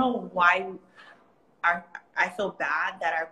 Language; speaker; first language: English; early bilingual, other home language; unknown